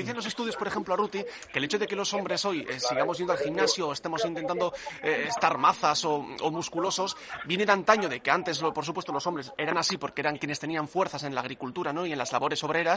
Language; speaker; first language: Spanish; native; Spanish